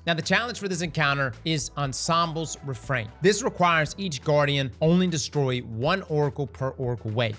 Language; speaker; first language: English; native; English